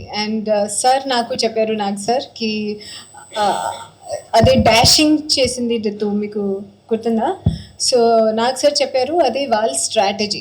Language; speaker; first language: Telugu; non-native, learner; Hindi